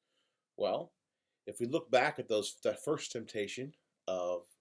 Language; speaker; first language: English; native; English